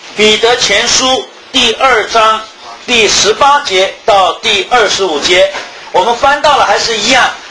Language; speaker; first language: Chinese; early bilingual, heritage; Chinese